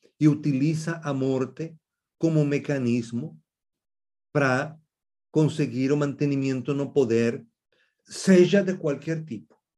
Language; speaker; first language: Portuguese; non-native, fluent; Spanish